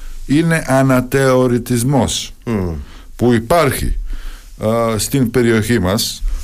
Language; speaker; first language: Greek; non-native, fluent; Serbian